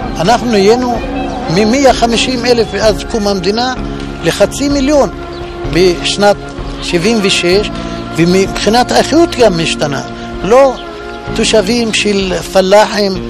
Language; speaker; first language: Hebrew; non-native, local second language; Arabic